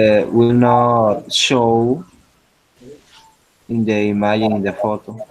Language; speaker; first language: English; non-native, learner; Spanish